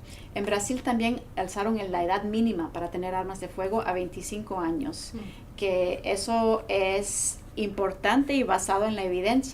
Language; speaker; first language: Spanish; non-native, fluent; English